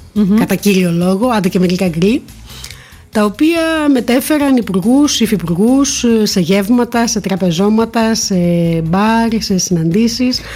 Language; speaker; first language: Greek; native; Greek